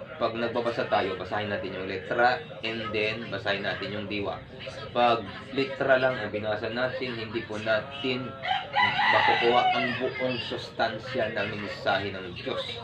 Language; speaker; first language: Filipino; non-native, local second language; Aklanon